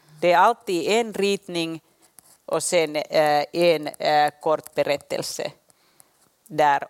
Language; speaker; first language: Swedish; non-native, local second language; Finnish